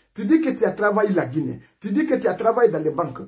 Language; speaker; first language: French; non-native, local second language; Mandingo